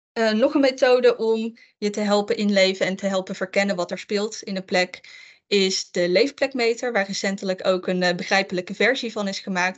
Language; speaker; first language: Dutch; native; Dutch